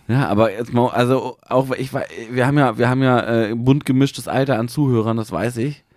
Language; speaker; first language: German; native; German